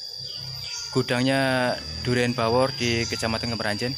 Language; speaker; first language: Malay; non-native, local second language; Javanese